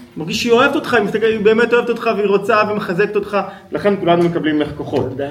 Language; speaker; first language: Hebrew; native; Hebrew